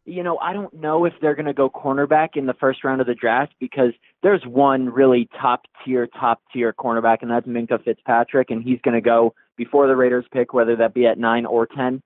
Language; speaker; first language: English; native; English